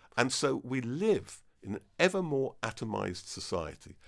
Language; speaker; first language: English; native; English